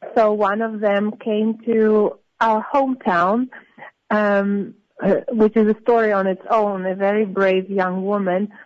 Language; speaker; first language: English; non-native, fluent; Russian